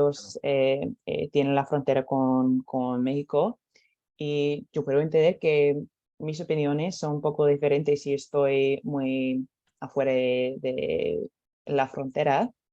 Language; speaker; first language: Spanish; non-native, learner; English